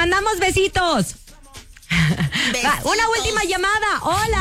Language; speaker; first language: Spanish; native; Spanish